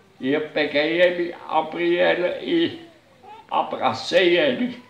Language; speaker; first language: Portuguese; non-native, fluent; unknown